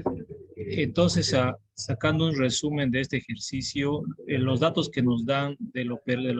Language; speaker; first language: Spanish; native; Spanish